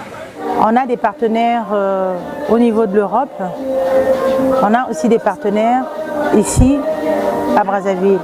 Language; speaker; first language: French; non-native, local second language; Lingala